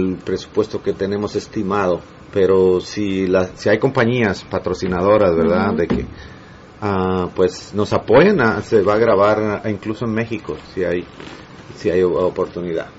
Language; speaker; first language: Spanish; native; Spanish